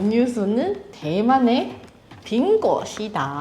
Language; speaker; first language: Korean; non-native, learner; Chinese